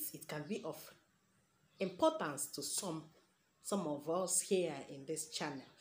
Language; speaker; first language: English; non-native, local second language; Igbo